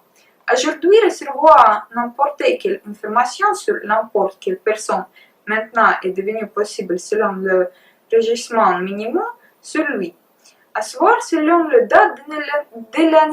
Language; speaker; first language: French; non-native, learner; Russian